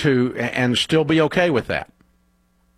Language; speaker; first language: English; native; English